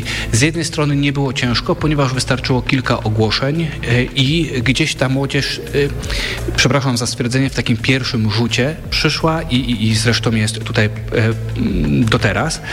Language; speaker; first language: Polish; native; Polish